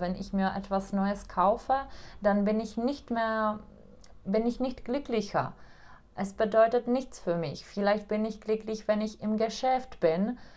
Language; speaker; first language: German; non-native, fluent; Czech